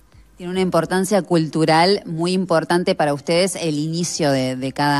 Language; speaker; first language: Spanish; native; Spanish